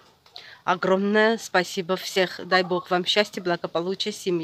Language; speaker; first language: Russian; non-native, fluent; Armenian